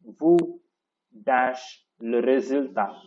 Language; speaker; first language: French; non-native, fluent; Tamil